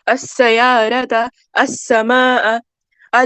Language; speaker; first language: Arabic; non-native, learner; Urdu